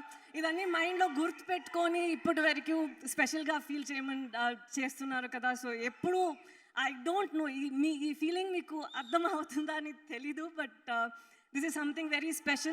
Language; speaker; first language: Telugu; non-native, fluent; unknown